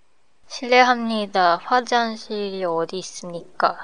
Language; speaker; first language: Korean; non-native, learner; Japanese